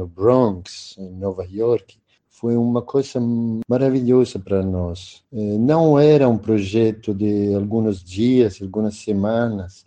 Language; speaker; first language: Portuguese; non-native, fluent; Italian